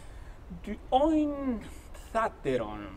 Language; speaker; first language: Greek; non-native, fluent; Spanish